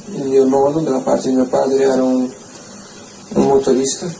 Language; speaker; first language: Italian; non-native, fluent; Portuguese